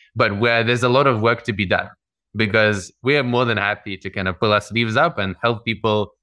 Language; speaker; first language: English; early bilingual, other home language; Russian